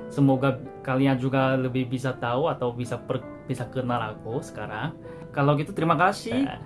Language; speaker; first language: Indonesian; non-native, fluent; Korean